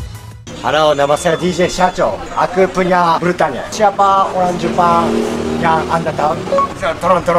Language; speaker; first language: Japanese; native; Japanese